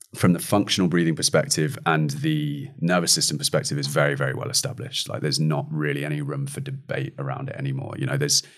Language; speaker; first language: English; native; English